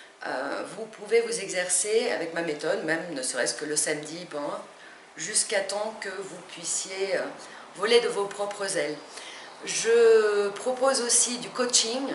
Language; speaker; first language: French; non-native, fluent; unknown